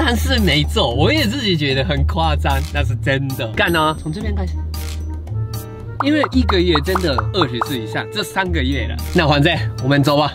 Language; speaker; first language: Chinese; non-native, fluent; Japanese